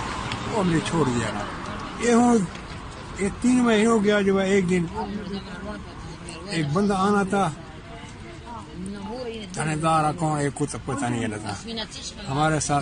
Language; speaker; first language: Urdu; non-native, local second language; Pashto